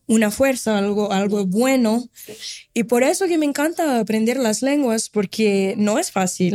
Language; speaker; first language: Spanish; non-native, fluent; Portuguese